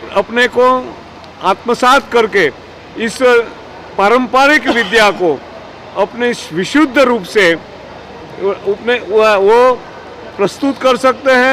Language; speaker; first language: Hindi; native; Hindi